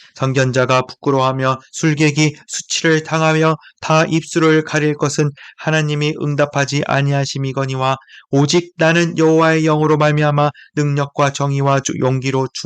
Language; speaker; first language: Korean; native; Korean